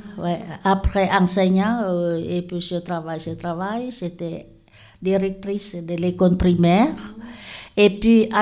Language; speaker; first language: French; non-native, learner; Lao